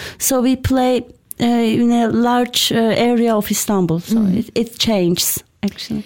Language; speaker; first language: English; non-native, fluent; Turkish